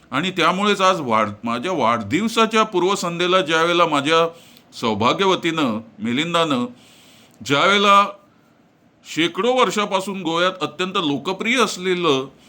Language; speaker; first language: Marathi; non-native, local second language; Konkani